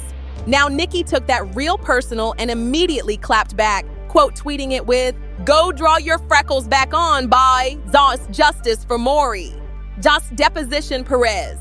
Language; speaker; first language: English; native; English